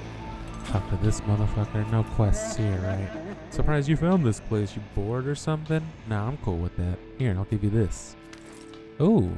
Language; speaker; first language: English; native; English